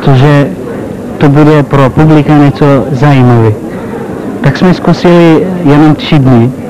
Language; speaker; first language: Czech; non-native, learner; Kurdish